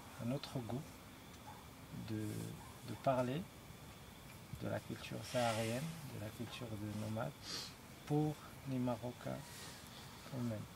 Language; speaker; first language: French; non-native, local second language; Arabic